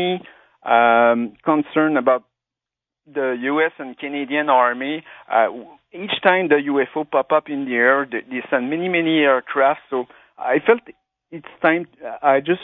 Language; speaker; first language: English; non-native, fluent; French